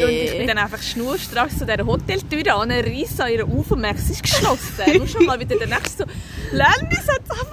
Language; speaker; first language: German; native; German